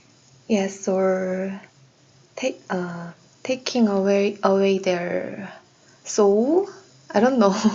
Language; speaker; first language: English; non-native, learner; Korean